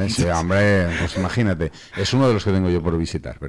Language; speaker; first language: Spanish; native; Spanish